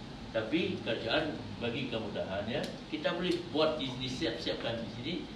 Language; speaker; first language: Indonesian; non-native, learner; Khmer